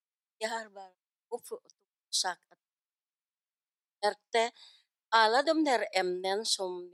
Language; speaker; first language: Swedish; non-native, learner; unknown